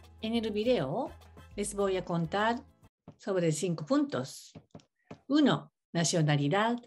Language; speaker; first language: Spanish; non-native, learner; Japanese